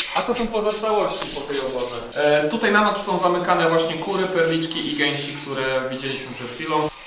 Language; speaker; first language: Polish; non-native, fluent; Serbian